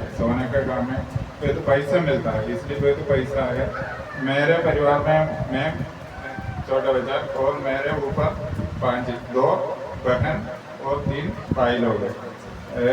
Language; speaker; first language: Hindi; non-native, local second language; Malayalam